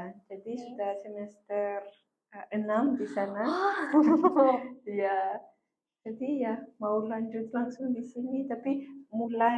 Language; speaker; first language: Indonesian; non-native, fluent; Malagasy